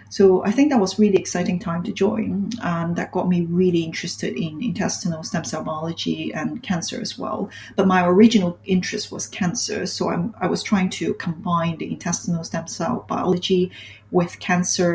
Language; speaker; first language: English; non-native, local second language; Cantonese